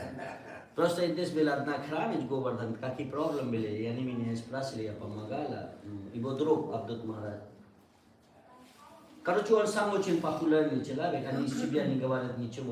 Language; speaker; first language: Russian; non-native, learner; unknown